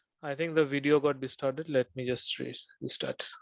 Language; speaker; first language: English; non-native, fluent; Hindi